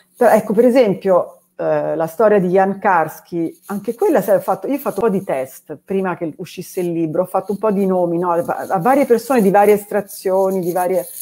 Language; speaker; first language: Italian; native; Italian